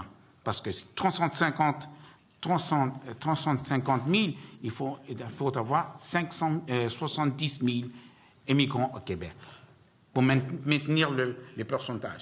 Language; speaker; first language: French; non-native, learner; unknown